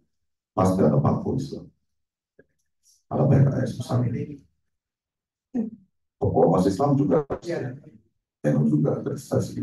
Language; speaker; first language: Indonesian; non-native, fluent; Turkish